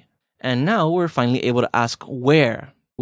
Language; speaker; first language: English; native; English